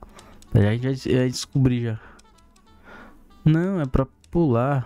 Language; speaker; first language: Portuguese; native; Portuguese